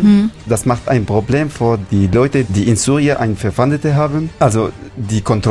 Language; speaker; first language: German; non-native, learner; Arabic